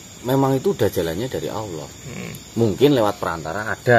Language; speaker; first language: Indonesian; native; Indonesian